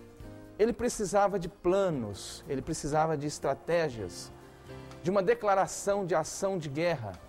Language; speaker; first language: Portuguese; native; Portuguese